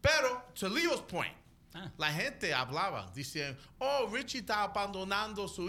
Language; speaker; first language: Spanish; early bilingual, heritage; Spanish